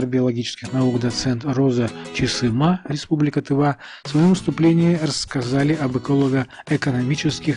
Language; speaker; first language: Russian; native; Russian